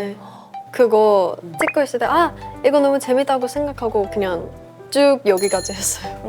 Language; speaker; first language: Korean; early bilingual, heritage; English